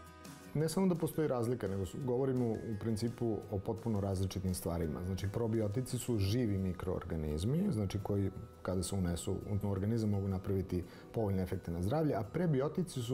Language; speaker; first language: Serbian; native; Serbian